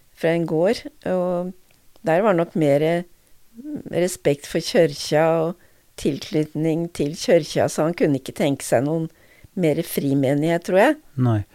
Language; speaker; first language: Norwegian; native; Norwegian